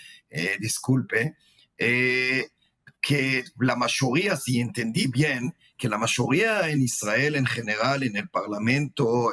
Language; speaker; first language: Spanish; non-native, fluent; Hebrew